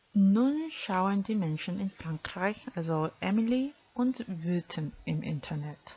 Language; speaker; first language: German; non-native, fluent; Korean